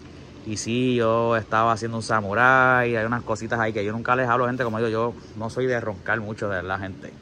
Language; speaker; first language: Spanish; native; Spanish